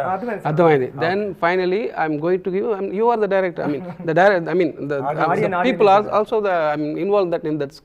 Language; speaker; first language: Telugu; non-native, local second language; Tamil